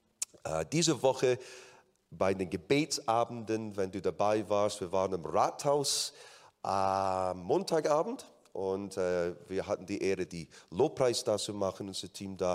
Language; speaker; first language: German; non-native, fluent; English